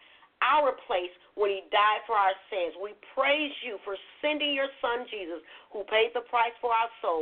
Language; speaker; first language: English; native; English